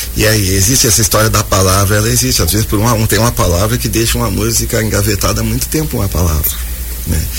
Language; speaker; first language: Portuguese; native; Portuguese